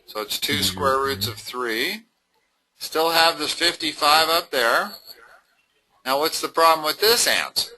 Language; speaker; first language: English; native; English